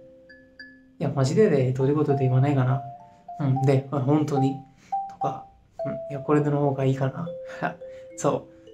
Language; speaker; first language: Japanese; non-native, fluent; Hindi